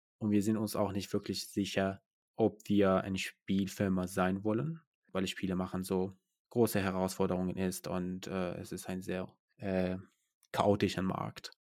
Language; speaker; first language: German; non-native, fluent; Persian